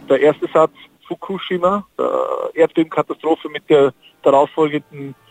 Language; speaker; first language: German; native; German